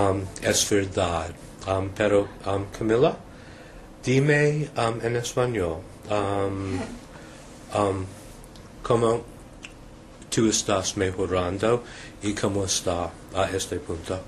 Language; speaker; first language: Spanish; non-native, learner; English